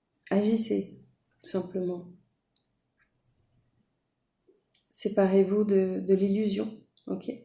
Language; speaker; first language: French; native; French